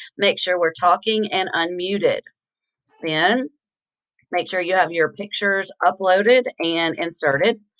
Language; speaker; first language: English; native; English